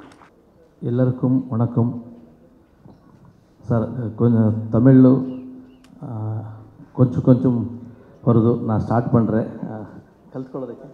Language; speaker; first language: Tamil; non-native, learner; Kannada